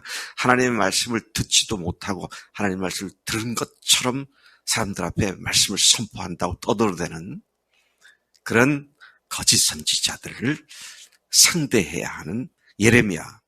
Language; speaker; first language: Korean; native; Korean